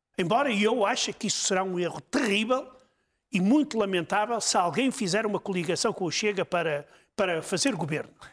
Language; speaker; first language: Portuguese; native; Portuguese